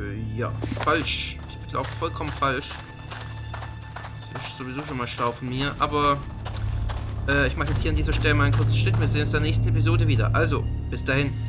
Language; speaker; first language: German; native; German